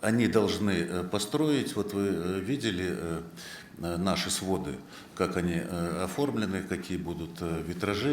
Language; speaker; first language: Russian; native; Russian